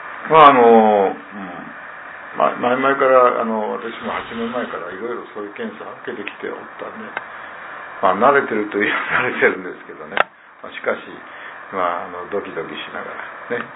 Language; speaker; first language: Japanese; native; Japanese